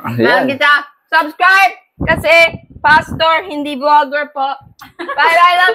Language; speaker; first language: Filipino; non-native, learner; English